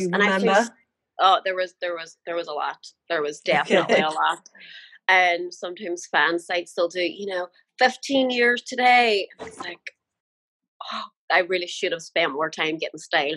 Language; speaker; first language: English; native; English